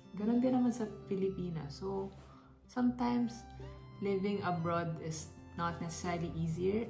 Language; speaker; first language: Filipino; native; Filipino